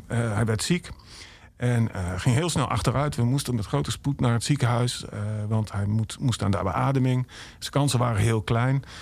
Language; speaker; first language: Dutch; native; Dutch